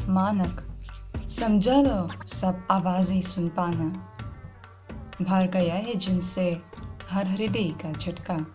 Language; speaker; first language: Hindi; non-native, fluent; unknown